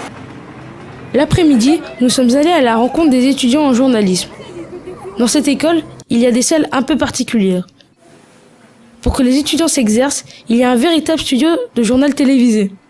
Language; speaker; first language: French; native; French